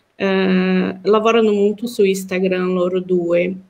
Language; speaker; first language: Italian; non-native, fluent; Portuguese